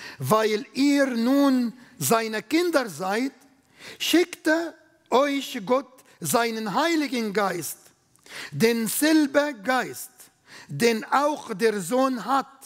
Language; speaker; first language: German; non-native, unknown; Arabic